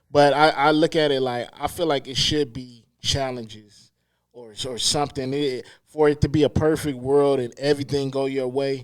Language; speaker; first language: English; native; English